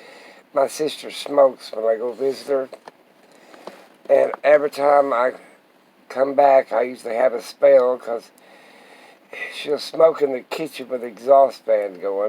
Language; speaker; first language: English; native; English